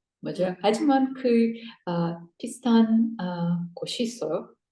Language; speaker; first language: Korean; non-native, learner; Russian